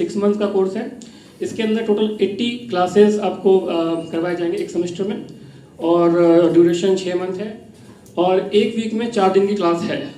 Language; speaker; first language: Hindi; native; Hindi